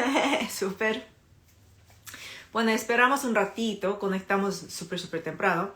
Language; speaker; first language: Spanish; non-native, fluent; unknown